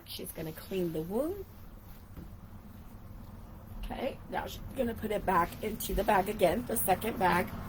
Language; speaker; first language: English; native; English